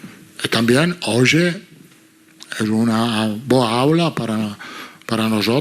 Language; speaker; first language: Portuguese; non-native, learner; Italian